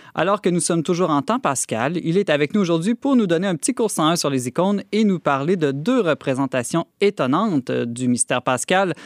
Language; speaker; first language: French; native; French